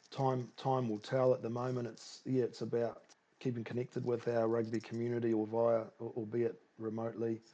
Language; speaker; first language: English; native; English